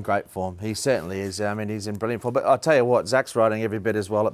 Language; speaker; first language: English; native; English